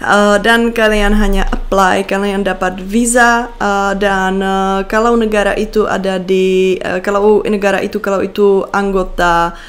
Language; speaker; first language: Indonesian; non-native, fluent; Czech